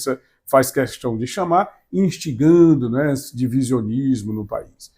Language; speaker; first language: Portuguese; native; Portuguese